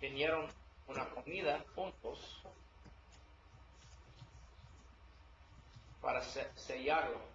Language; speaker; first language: Spanish; non-native, learner; English